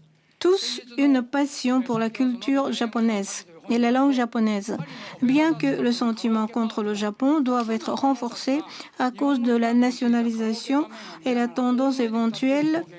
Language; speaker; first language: French; non-native, fluent; Japanese